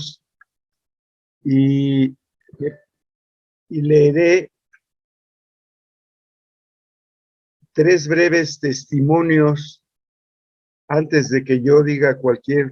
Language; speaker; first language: Spanish; native; Spanish